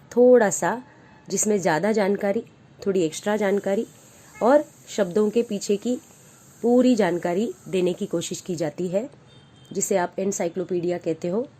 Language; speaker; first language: Hindi; non-native, local second language; Marathi